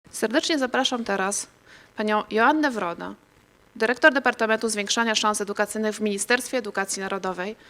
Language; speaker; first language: Polish; native; Polish